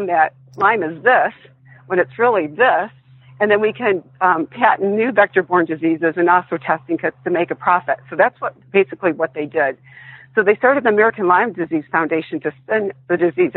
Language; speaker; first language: English; native; English